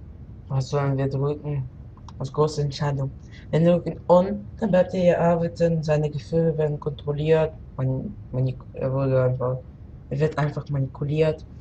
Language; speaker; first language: German; non-native, local second language; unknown